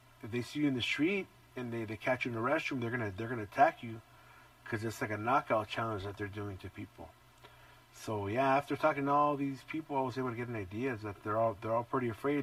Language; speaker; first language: English; early bilingual, other home language; Spanish